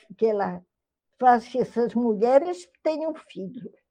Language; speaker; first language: Portuguese; native; Portuguese